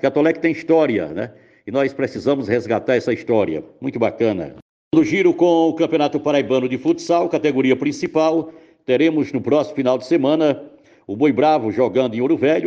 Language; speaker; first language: Portuguese; native; Portuguese